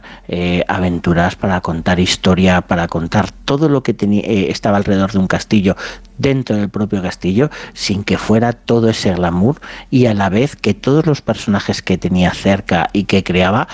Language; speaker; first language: Spanish; native; Spanish